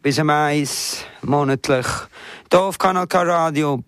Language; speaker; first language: German; native; German